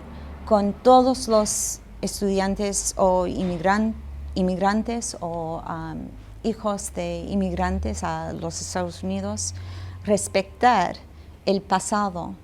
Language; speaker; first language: Spanish; non-native, fluent; English